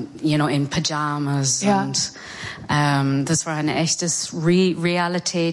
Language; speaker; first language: German; non-native, learner; English